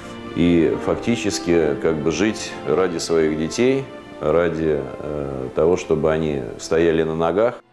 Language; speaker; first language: Russian; native; Russian